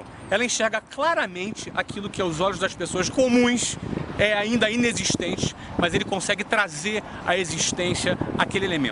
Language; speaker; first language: Portuguese; native; Portuguese